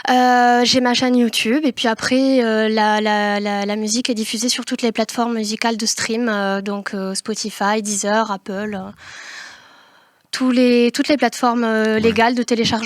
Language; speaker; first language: French; native; French